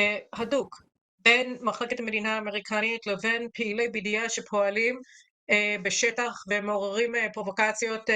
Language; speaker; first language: Hebrew; native; Hebrew